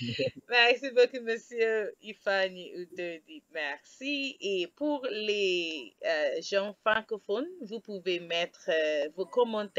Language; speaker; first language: French; non-native, fluent; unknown